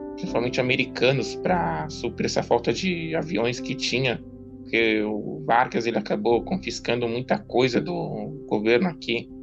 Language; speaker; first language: Portuguese; native; Portuguese